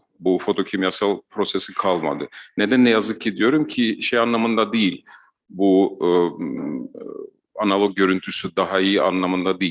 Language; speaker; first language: Turkish; non-native, fluent; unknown